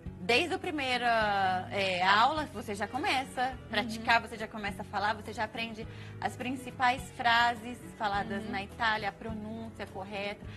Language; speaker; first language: Portuguese; native; Portuguese